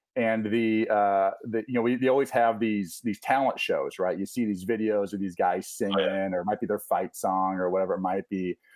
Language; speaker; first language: English; native; English